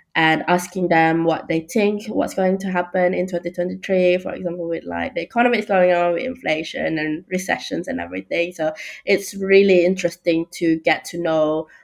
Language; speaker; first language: English; non-native, local second language; Malay